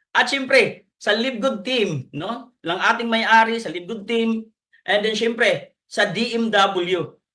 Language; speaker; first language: Filipino; non-native, local second language; Cebuano